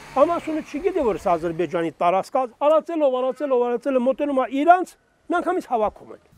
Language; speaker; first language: Armenian; native; Armenian